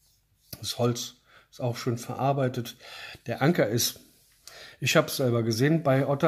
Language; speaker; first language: German; native; German